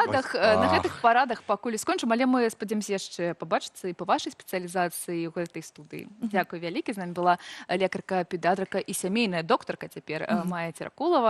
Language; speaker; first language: Belarusian; native; Belarusian